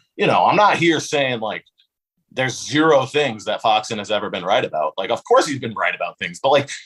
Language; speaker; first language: English; native; English